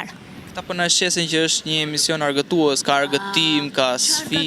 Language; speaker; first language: Albanian; native; Albanian